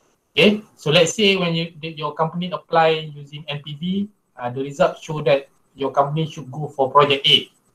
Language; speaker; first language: English; non-native, local second language; Malay